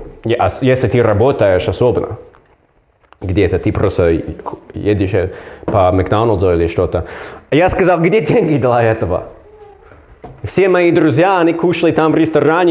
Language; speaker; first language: Russian; non-native, learner; English